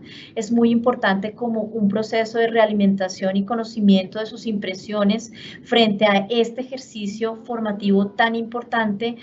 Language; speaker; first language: Spanish; native; Spanish